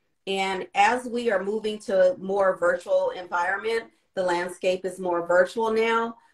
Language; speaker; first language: English; native; English